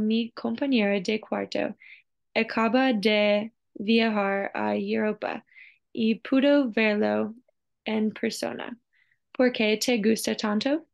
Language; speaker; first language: Spanish; non-native, learner; English